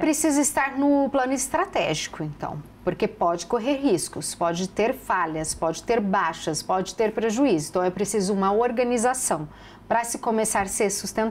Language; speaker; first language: Portuguese; native; Portuguese